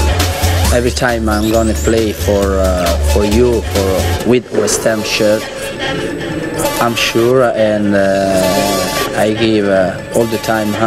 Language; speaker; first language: English; non-native, learner; Italian